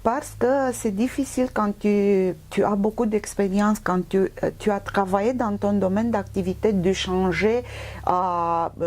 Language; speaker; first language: French; non-native, fluent; Romanian